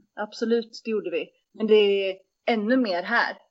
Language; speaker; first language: Swedish; native; Swedish